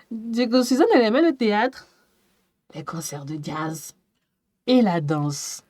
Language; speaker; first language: French; native; French